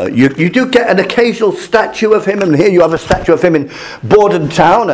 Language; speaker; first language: English; native; English